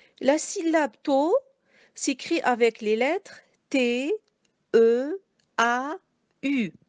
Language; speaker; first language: French; non-native, local second language; Arabic